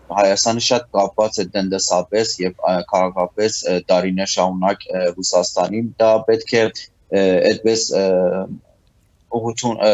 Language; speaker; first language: Armenian; early bilingual, heritage; Armenian